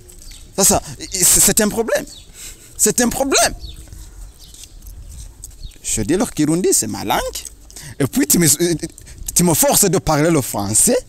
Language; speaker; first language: French; non-native, learner; Rundi